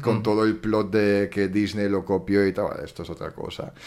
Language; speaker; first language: Spanish; early bilingual, other home language; German